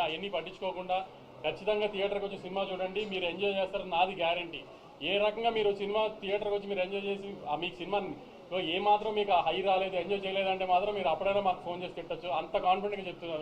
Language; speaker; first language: Telugu; native; Telugu